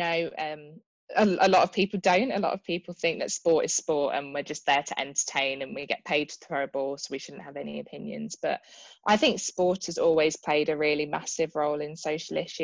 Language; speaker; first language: English; native; English